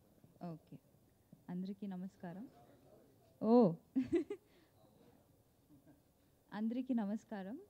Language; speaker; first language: Telugu; non-native, learner; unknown